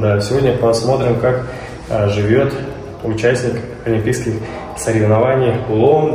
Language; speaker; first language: Russian; native; Russian